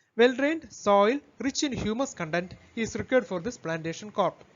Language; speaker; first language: English; non-native, local second language; Malayalam